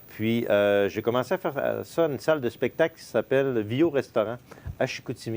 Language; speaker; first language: French; native; French